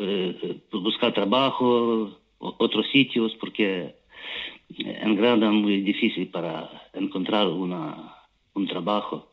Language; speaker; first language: Spanish; non-native, learner; Ukrainian